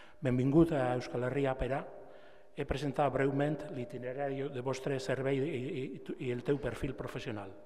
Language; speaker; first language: Catalan; non-native, learner; Basque